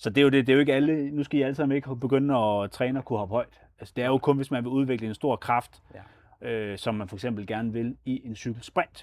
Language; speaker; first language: Danish; native; Danish